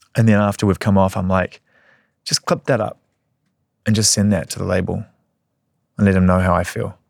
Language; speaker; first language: English; native; English